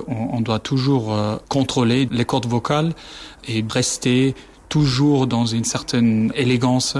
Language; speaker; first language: French; non-native, fluent; German